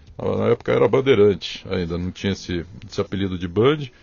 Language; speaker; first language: Portuguese; native; Portuguese